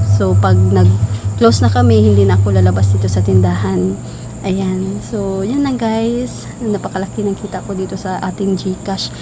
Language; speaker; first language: Filipino; non-native, local second language; Cebuano